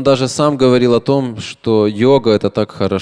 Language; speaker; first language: Russian; native; Russian